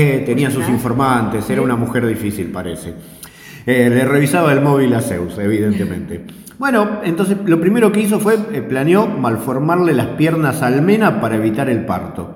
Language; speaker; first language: Spanish; native; Spanish